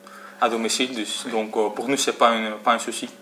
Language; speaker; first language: French; non-native, fluent; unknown